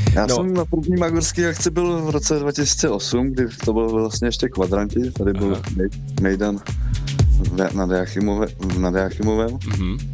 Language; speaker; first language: Czech; native; Czech